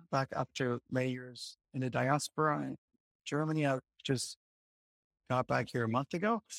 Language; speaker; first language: English; non-native, fluent; Spanish